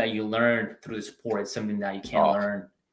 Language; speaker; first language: English; non-native, fluent; Spanish